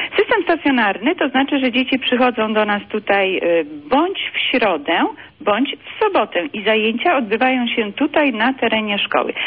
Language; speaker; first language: Polish; native; Polish